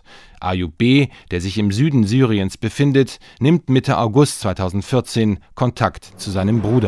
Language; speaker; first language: German; native; German